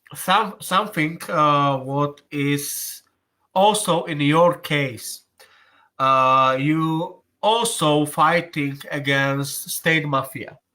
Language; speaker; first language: English; non-native, learner; Slovak